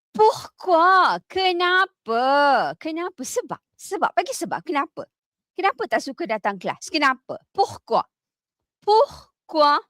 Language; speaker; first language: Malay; native; Malay